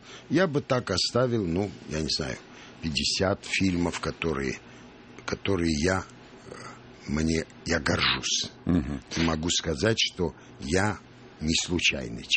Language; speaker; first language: Russian; non-native, local second language; Armenian